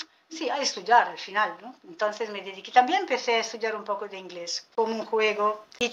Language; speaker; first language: Spanish; non-native, fluent; Italian